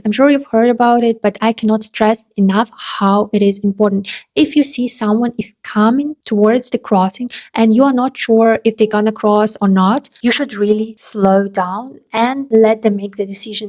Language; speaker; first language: English; non-native, fluent; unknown